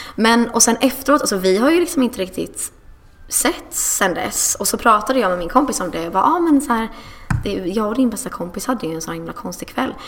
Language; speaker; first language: Swedish; early bilingual, other home language; English